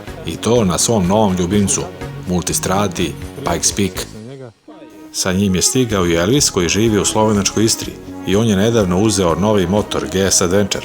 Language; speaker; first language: Serbian; native; Serbian